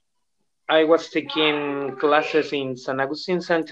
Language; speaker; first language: English; non-native, learner; Spanish